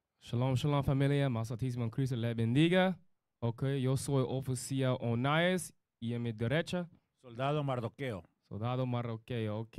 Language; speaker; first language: Spanish; non-native, learner; English